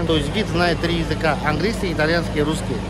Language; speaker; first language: Russian; native; Russian